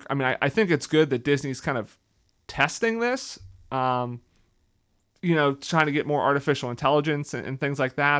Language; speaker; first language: English; native; English